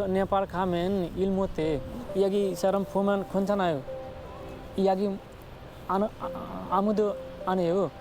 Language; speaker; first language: Korean; non-native, learner; Nepali